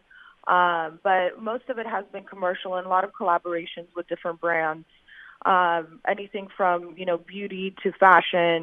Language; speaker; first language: English; native; English